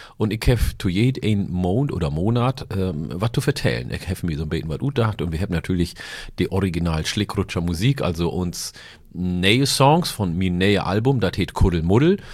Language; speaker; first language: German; early bilingual, other home language; Oromo